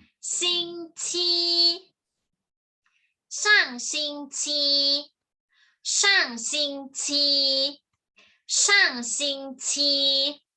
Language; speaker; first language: Chinese; non-native, fluent; Thai